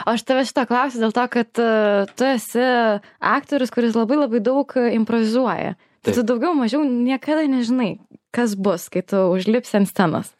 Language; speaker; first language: Lithuanian; native; Lithuanian